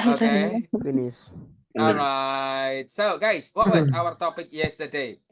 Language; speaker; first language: English; non-native, fluent; Indonesian